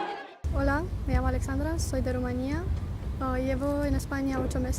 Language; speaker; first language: Spanish; non-native, fluent; Romanian